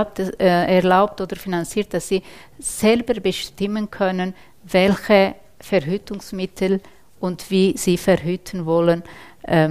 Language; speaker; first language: German; non-native, fluent; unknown